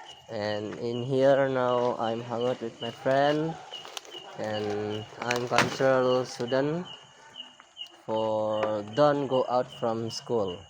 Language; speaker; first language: English; non-native, learner; Indonesian